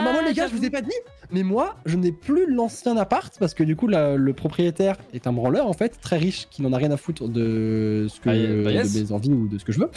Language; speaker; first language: French; native; French